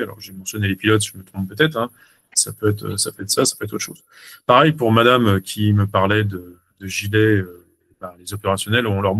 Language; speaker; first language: French; native; French